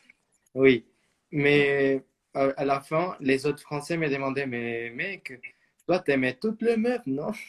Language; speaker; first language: French; non-native, fluent; Spanish